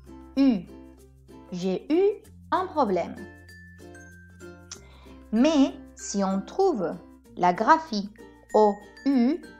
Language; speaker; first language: French; non-native, fluent; Spanish